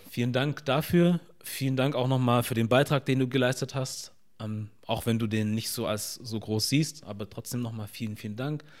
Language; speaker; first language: German; native; German